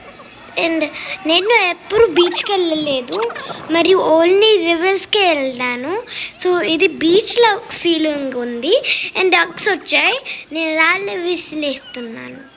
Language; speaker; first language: Telugu; early bilingual, heritage; Telugu